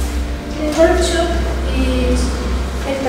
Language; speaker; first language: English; non-native, learner; Spanish